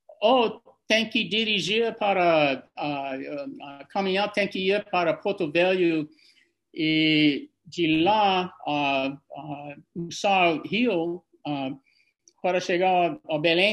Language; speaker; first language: Portuguese; non-native, fluent; English